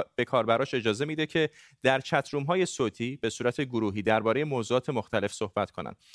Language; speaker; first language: Persian; non-native, local second language; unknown